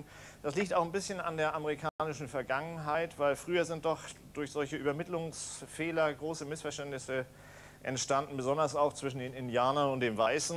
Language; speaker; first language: German; native; German